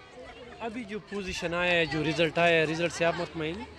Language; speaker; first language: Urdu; non-native, local second language; Pashto